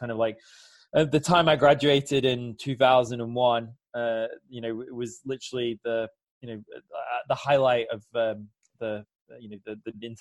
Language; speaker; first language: English; native; English